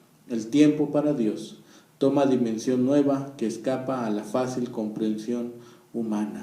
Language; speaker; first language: Spanish; native; Spanish